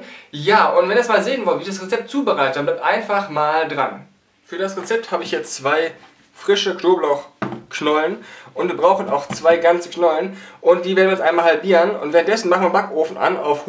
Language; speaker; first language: German; native; German